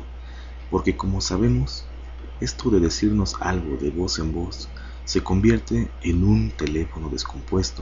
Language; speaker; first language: Spanish; native; Spanish